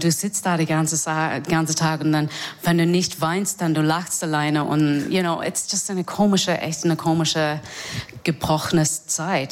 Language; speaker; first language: German; non-native, fluent; English